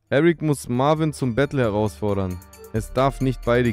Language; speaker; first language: German; native; German